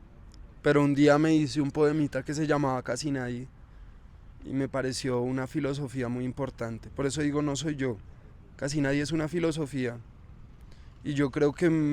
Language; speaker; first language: Spanish; native; Spanish